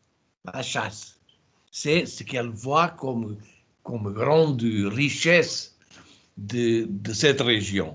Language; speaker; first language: French; non-native, fluent; Portuguese